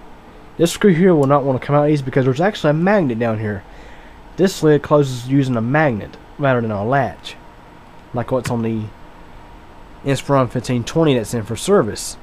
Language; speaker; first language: English; native; English